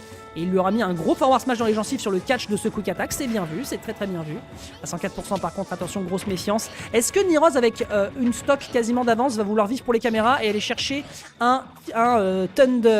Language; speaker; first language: French; native; French